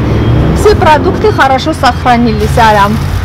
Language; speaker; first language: Russian; non-native, fluent; Armenian